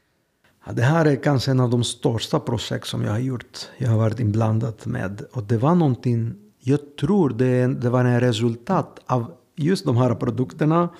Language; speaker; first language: Swedish; non-native, fluent; Greek